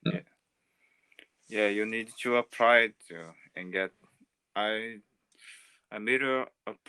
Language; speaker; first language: English; non-native, learner; Portuguese